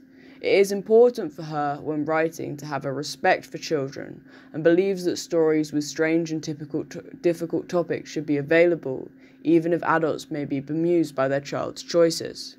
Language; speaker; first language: English; native; English